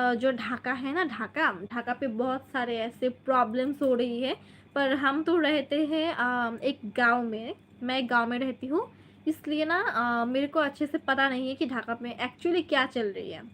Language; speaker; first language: Hindi; non-native, local second language; Bangla